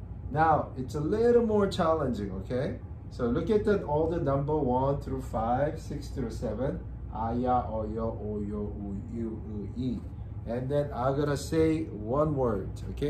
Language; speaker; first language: English; non-native, fluent; Korean